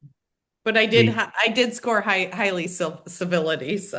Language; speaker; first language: English; native; English